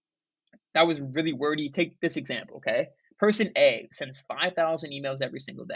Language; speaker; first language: English; native; English